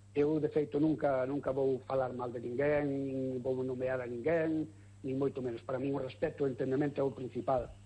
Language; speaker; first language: Galician; native; Galician